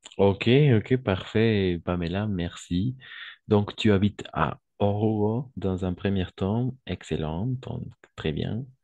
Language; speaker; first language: French; non-native, fluent; Spanish